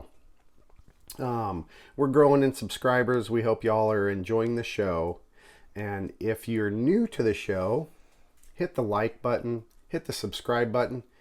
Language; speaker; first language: English; native; English